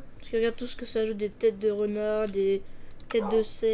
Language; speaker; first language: French; native; French